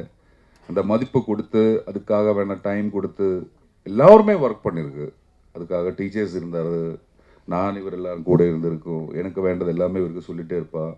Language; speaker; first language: Tamil; non-native, learner; Malayalam